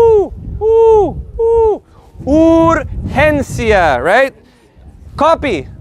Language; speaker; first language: English; native; English